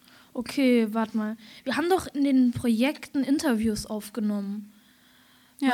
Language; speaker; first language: German; native; German